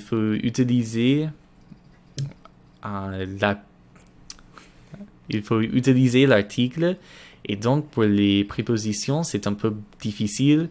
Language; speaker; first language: French; non-native, learner; English